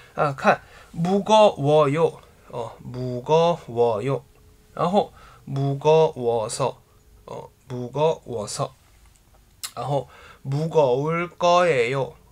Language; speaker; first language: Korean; non-native, fluent; Chinese